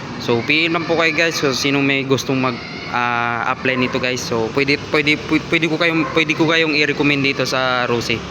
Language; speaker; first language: Filipino; native; Filipino